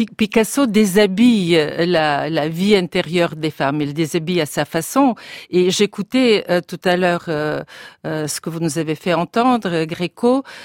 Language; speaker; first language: French; non-native, fluent; Bulgarian